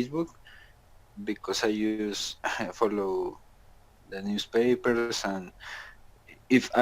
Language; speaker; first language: English; non-native, learner; Spanish